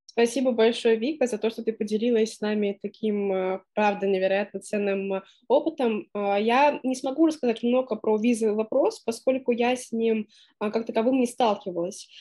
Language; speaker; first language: Russian; native; Russian